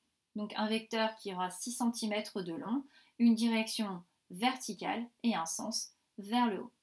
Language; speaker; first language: French; native; French